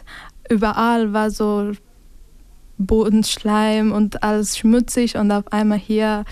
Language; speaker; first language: German; non-native, fluent; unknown